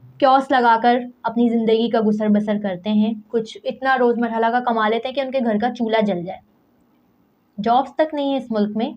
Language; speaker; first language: Urdu; native; Urdu